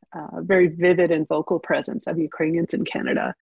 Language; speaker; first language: English; early bilingual, other home language; Ukrainian